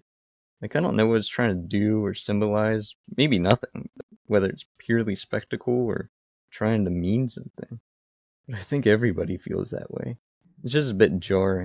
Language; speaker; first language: English; native; English